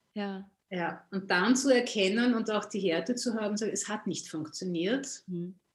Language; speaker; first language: German; native; German